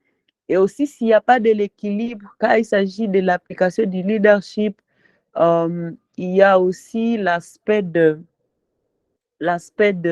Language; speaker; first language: French; non-native, local second language; Swahili